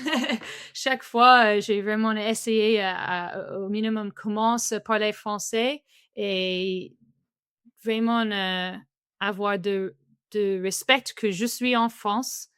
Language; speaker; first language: French; non-native, fluent; English